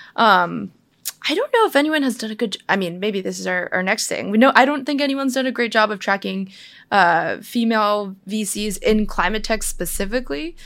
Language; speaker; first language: English; native; English